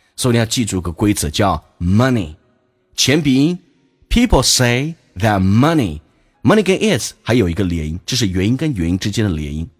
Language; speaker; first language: Chinese; native; Chinese